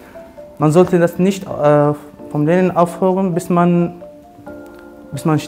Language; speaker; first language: German; non-native, fluent; Arabic